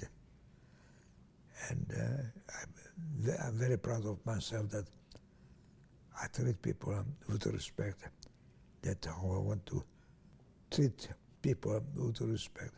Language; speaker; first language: English; non-native, fluent; Romanian